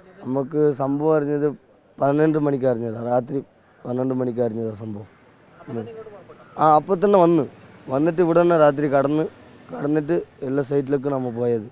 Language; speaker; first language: Malayalam; non-native, local second language; Tamil